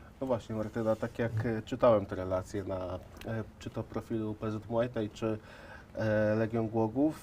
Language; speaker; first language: Polish; native; Polish